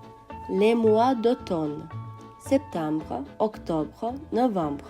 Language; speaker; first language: French; non-native, fluent; Russian